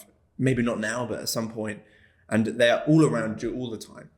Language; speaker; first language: English; native; English